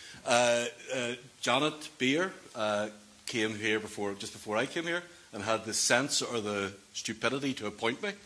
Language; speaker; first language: English; native; English